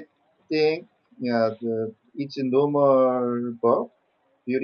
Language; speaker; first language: English; non-native, learner; Korean